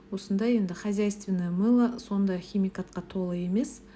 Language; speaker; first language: Russian; non-native, local second language; Kazakh